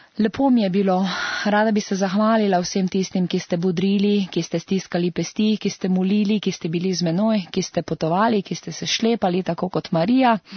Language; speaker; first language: Slovenian; native; Slovenian